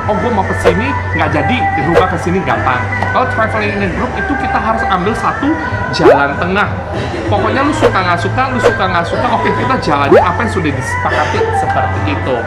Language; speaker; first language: Indonesian; native; Indonesian